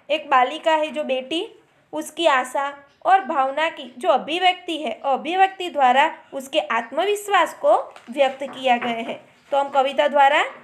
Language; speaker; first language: Hindi; non-native, local second language; Gujarati